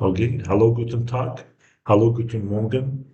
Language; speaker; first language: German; non-native, fluent; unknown